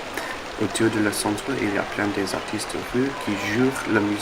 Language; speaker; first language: French; non-native, learner; English